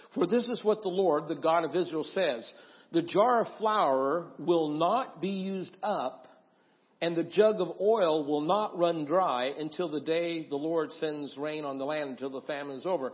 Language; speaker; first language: English; native; English